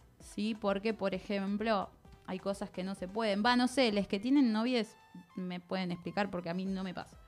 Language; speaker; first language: Spanish; native; Spanish